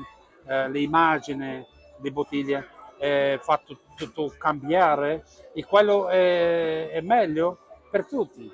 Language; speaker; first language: Italian; non-native, learner; Portuguese